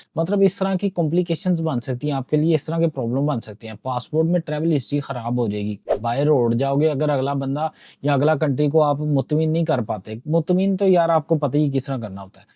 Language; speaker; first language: Urdu; non-native, local second language; Punjabi